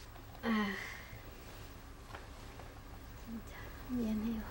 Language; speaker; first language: Korean; non-native, learner; Filipino